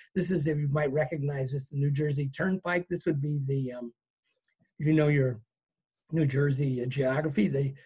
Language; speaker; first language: English; native; English